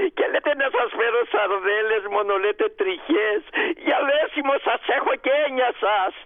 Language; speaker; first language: Greek; native; Greek